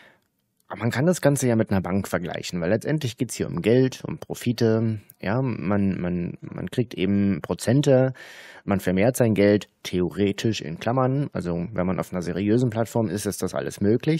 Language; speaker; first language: German; native; German